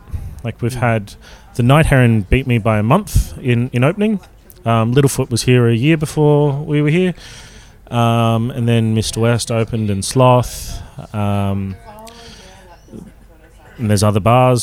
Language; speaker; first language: English; native; English